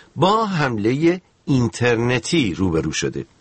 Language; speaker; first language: Persian; native; Persian